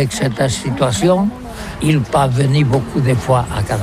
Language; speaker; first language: French; non-native, learner; Catalan